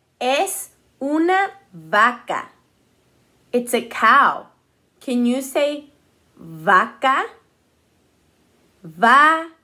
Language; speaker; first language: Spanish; early bilingual, heritage; Spanish